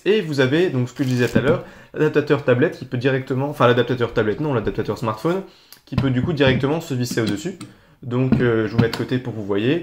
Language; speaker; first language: French; native; French